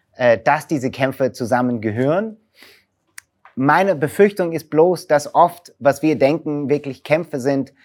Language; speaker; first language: German; non-native, fluent; English